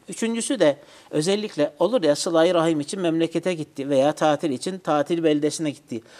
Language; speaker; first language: Turkish; native; Turkish